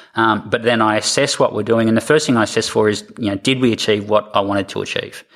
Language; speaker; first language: English; native; English